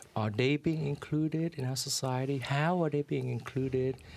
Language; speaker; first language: English; early bilingual, other home language; Vietnamese